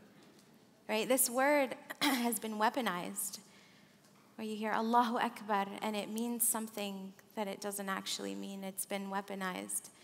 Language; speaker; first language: English; early bilingual, other home language; Arabic